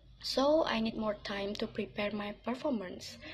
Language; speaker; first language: English; non-native, learner; Indonesian